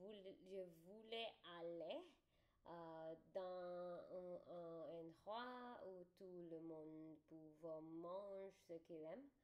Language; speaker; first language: French; non-native, learner; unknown